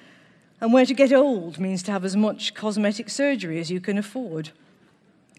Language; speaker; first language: English; native; English